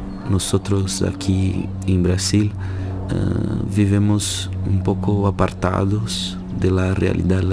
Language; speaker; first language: Spanish; non-native, fluent; Portuguese